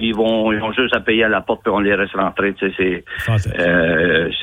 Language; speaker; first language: French; native; French